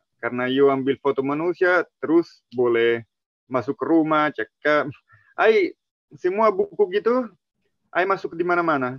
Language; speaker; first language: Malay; non-native, learner; Italian